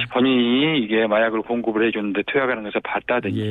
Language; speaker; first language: Korean; native; Korean